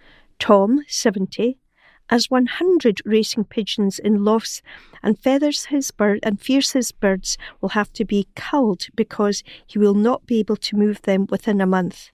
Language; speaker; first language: English; native; English